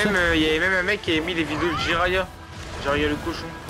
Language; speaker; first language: French; native; French